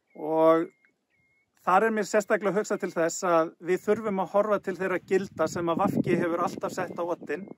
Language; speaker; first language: Icelandic; native; Icelandic